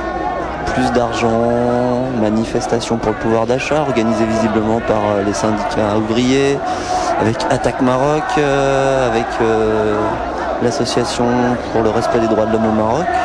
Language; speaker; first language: French; native; French